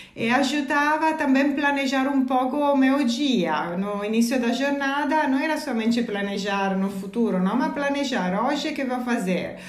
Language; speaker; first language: Portuguese; non-native, learner; Italian